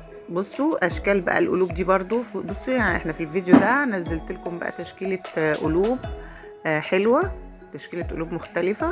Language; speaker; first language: Arabic; native; Arabic